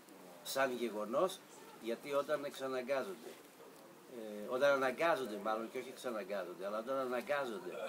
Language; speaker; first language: Greek; native; Greek